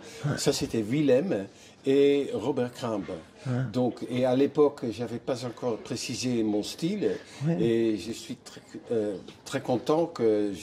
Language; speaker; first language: French; non-native, fluent; Dutch